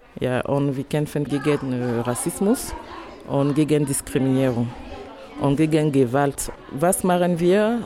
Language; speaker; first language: German; non-native, learner; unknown